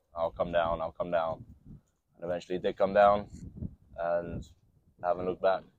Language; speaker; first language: English; native; English